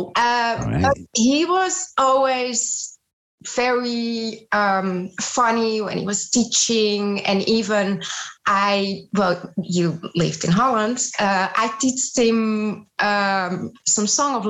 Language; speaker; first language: English; non-native, fluent; Dutch